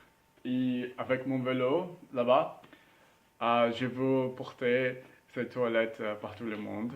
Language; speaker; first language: French; non-native, learner; Spanish